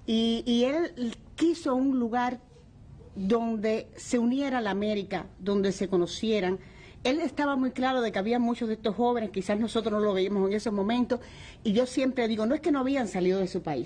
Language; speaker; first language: Spanish; native; Spanish